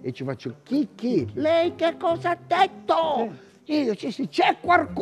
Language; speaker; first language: Italian; native; Italian